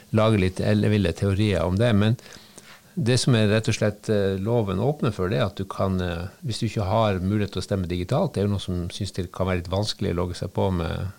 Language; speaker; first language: Norwegian; native; Norwegian